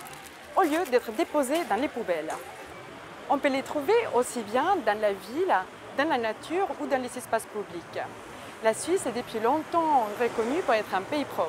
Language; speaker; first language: French; native; French